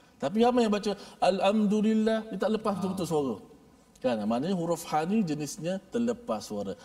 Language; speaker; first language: Malay; native; Malay